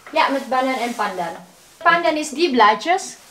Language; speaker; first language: Dutch; non-native, learner; Indonesian